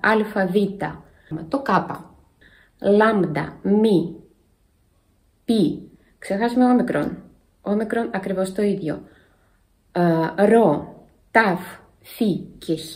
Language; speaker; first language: Greek; non-native, fluent; Russian